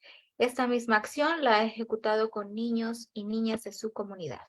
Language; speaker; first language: Spanish; native; Spanish